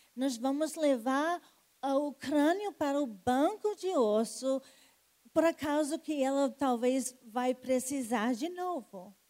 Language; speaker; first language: Portuguese; non-native, fluent; English